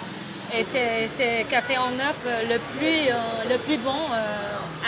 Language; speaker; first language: French; non-native, learner; Vietnamese